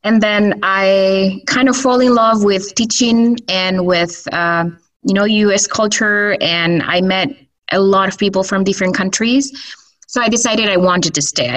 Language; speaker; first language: English; non-native, fluent; Spanish